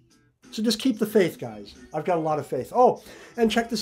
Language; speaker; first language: English; native; English